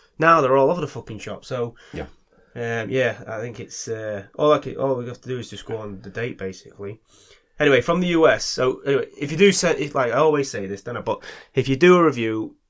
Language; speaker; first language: English; native; English